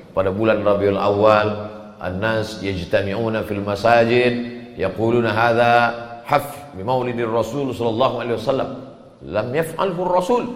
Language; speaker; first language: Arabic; non-native, fluent; Indonesian